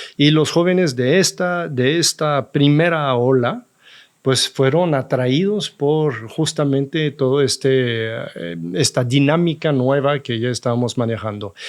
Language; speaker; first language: Spanish; non-native, fluent; French